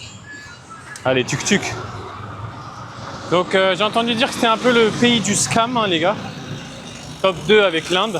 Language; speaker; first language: French; native; French